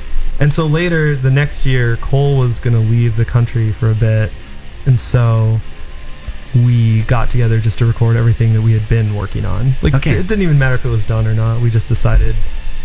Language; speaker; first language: English; early bilingual, other home language; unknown